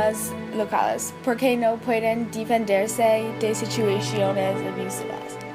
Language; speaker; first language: Spanish; non-native, learner; English